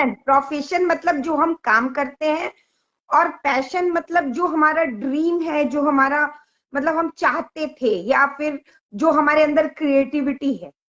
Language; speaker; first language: Hindi; native; Hindi